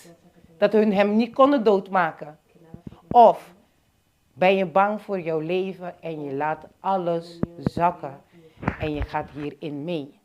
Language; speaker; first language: Dutch; non-native, local second language; Papiamento